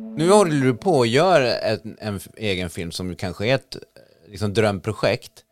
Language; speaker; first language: Swedish; native; Swedish